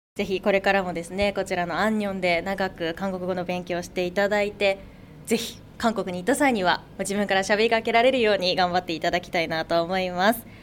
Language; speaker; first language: Japanese; native; Japanese